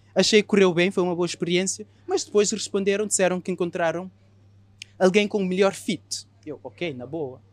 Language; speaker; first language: Portuguese; non-native, local second language; Kabuverdianu